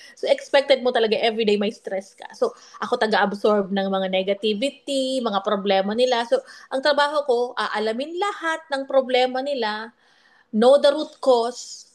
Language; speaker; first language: Filipino; non-native, local second language; Bikol